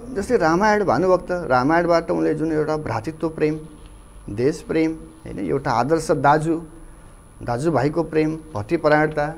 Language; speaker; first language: Nepali; native; Nepali